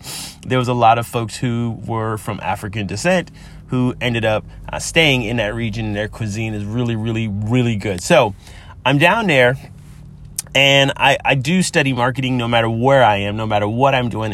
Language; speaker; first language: English; native; English